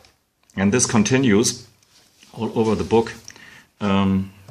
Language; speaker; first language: English; non-native, fluent; German